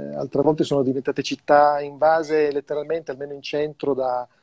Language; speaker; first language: Italian; native; Italian